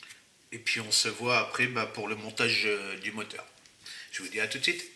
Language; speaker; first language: French; native; French